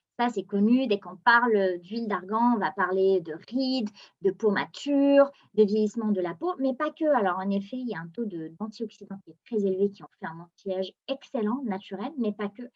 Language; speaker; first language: French; non-native, local second language; Arabic